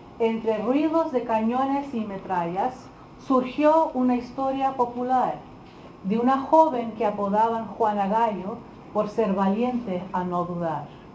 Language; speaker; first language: Spanish; early bilingual, heritage; Spanish